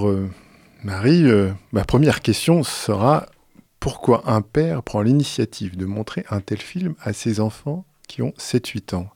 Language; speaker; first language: French; native; French